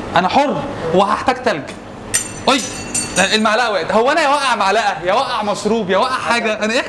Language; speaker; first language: Arabic; native; Arabic